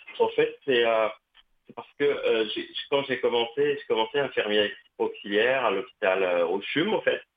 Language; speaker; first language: French; non-native, local second language; Kabyle